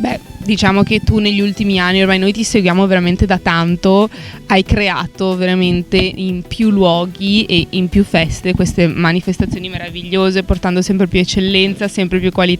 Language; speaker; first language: Italian; native; Italian